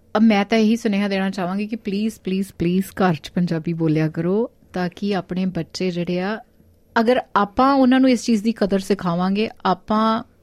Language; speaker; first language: Punjabi; early bilingual, heritage; Punjabi